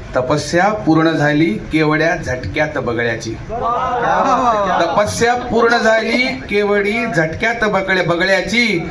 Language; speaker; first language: Marathi; non-native, local second language; Konkani